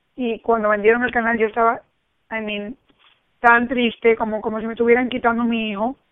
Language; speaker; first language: Spanish; early bilingual, heritage; Spanish